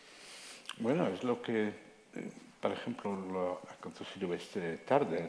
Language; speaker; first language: Spanish; non-native, fluent; Dutch